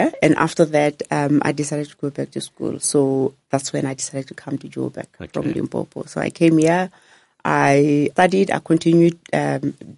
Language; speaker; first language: English; non-native, local second language; Northern Sotho